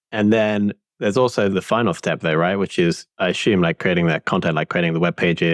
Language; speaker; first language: English; native; English